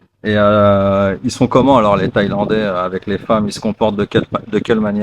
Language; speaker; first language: French; native; French